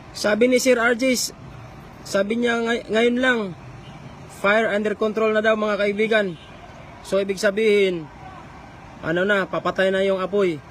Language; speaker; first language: Filipino; non-native, local second language; Cebuano